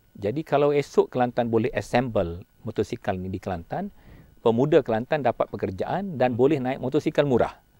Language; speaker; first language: Malay; native; Malay